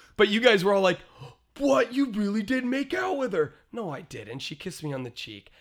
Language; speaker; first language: English; native; English